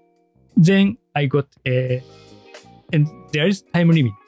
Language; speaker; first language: English; non-native, learner; Japanese